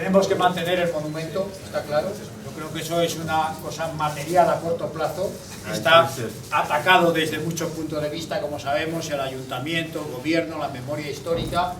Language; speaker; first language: Spanish; native; Spanish